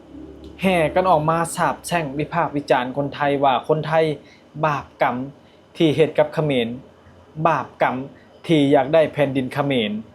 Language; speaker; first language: Thai; non-native, local second language; Lao